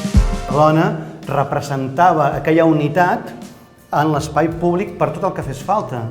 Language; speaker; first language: Catalan; native; Catalan